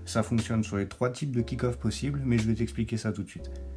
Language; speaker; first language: French; native; French